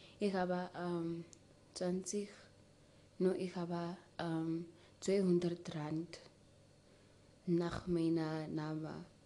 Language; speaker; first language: German; non-native, learner; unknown